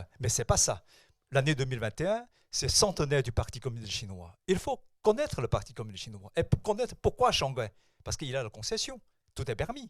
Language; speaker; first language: French; non-native, fluent; Chinese